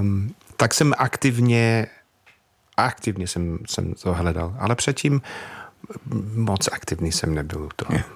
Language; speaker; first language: Czech; non-native, fluent; English